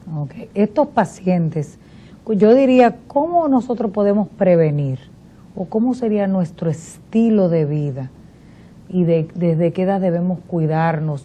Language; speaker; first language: Spanish; native; Spanish